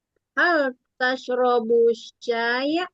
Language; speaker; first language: Arabic; non-native, learner; Indonesian